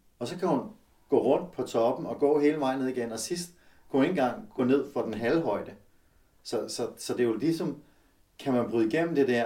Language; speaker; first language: Danish; native; Danish